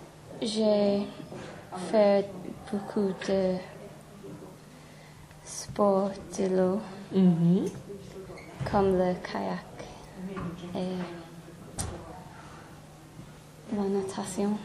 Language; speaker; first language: French; non-native, learner; English